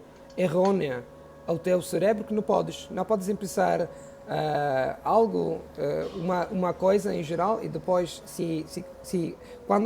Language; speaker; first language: Portuguese; non-native, fluent; Italian